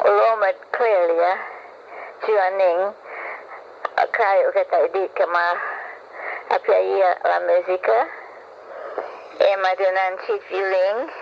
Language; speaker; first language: Italian; early bilingual, heritage; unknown